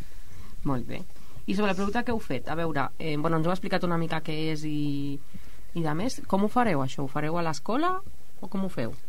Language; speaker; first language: Catalan; native; Catalan